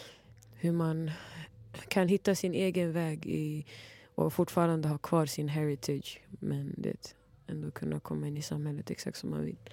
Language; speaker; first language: Swedish; early bilingual, other home language; Somali